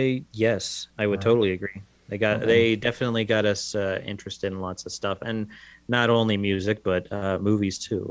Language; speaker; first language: English; native; English